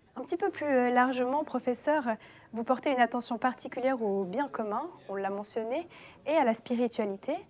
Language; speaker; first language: French; native; French